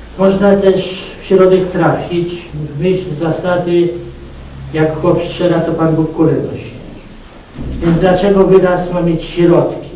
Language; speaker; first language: Polish; native; Polish